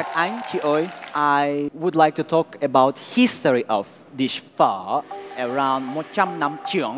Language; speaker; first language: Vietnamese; non-native, learner; Russian